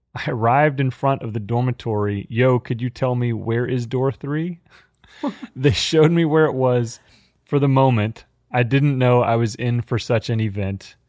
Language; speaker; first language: English; native; English